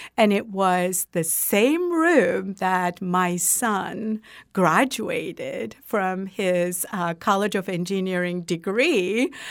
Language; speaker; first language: English; non-native, fluent; Turkish